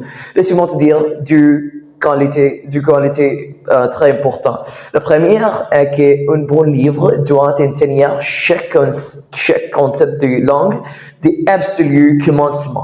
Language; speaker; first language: French; non-native, learner; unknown